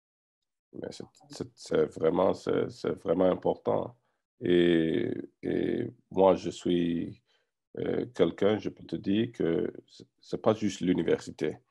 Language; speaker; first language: French; non-native, learner; English